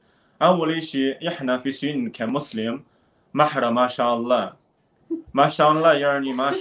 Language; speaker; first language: Arabic; non-native, learner; Chinese